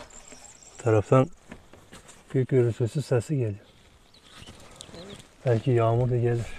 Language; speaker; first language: Turkish; non-native, fluent; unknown